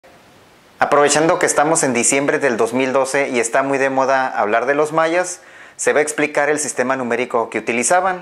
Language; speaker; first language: Spanish; native; Spanish